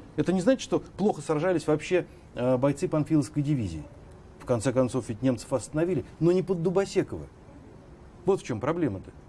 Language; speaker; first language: Russian; native; Russian